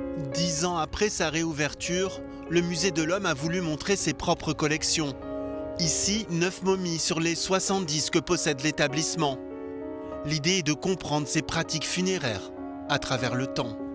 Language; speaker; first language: French; native; French